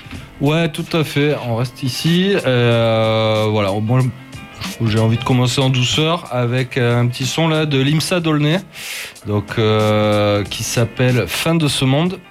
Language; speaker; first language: French; native; French